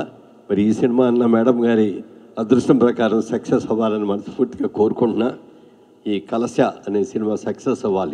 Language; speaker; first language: Telugu; native; Telugu